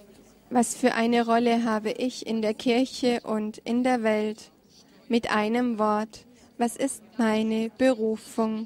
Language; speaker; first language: German; non-native, fluent; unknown